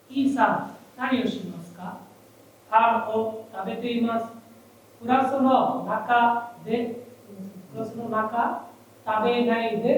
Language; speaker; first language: Japanese; non-native, learner; Bangla